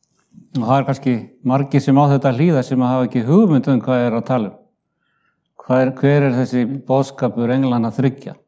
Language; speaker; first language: Icelandic; native; Icelandic